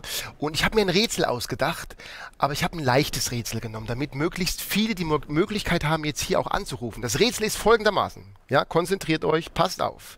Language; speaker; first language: German; native; German